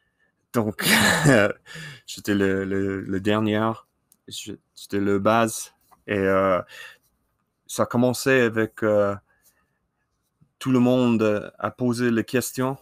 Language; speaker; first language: French; non-native, learner; English